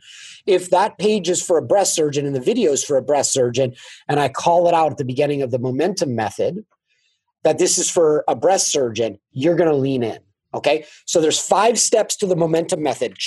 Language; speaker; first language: English; native; English